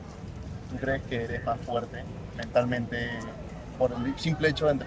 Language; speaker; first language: Spanish; native; Spanish